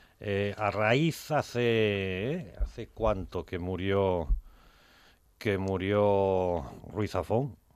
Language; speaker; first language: Spanish; native; Spanish